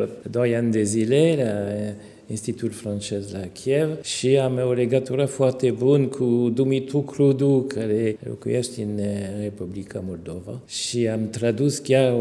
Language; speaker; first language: Romanian; non-native, fluent; French